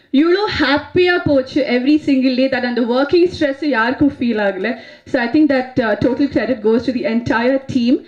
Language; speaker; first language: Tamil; non-native, fluent; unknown